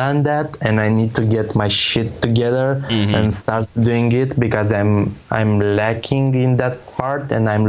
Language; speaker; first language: English; non-native, fluent; Romanian